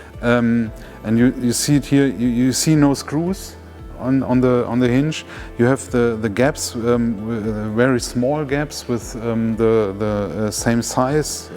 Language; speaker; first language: English; non-native, fluent; German